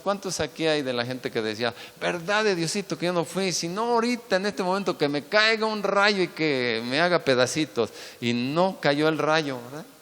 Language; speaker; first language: Spanish; native; Spanish